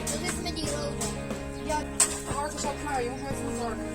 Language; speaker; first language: Turkish; early bilingual, heritage; Turkish